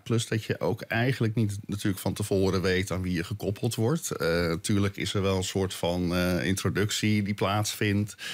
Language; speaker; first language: Dutch; native; Dutch